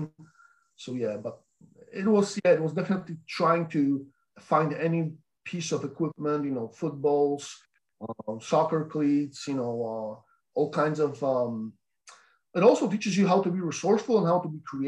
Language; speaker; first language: English; non-native, fluent; Polish